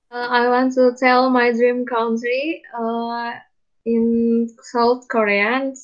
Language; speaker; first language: English; non-native, learner; Indonesian